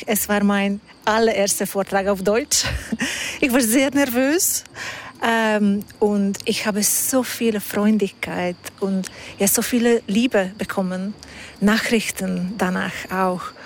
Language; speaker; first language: German; non-native, fluent; Hungarian